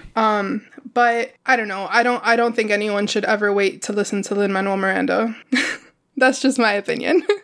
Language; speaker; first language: English; native; English